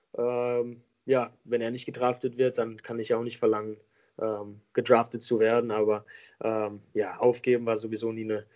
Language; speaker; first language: German; native; German